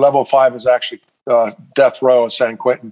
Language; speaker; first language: English; native; English